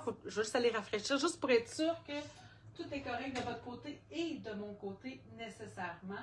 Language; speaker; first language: French; native; French